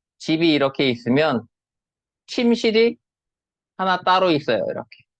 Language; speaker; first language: Korean; native; Korean